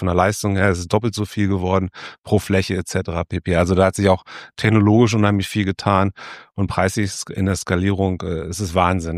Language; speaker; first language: German; native; German